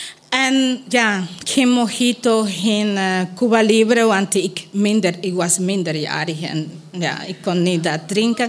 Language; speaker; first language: Dutch; non-native, learner; Spanish